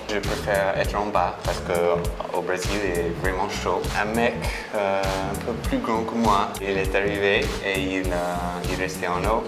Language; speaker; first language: French; non-native, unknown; English